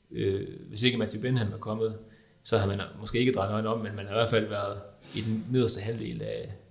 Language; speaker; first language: Danish; native; Danish